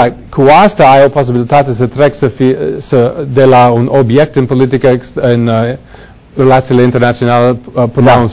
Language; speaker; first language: Romanian; non-native, fluent; English